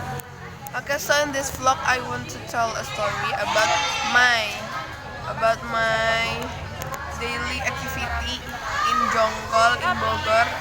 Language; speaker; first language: English; non-native, learner; Indonesian